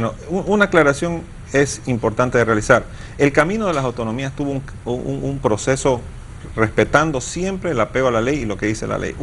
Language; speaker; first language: Spanish; native; Spanish